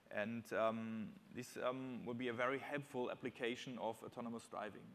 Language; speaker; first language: English; non-native, fluent; German